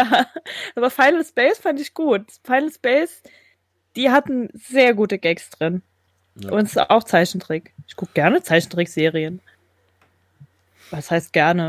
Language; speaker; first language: German; native; German